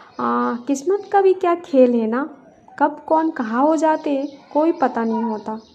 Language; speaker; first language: Hindi; non-native, local second language; Bangla